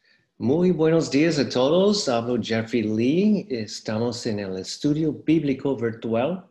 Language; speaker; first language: Spanish; non-native, fluent; English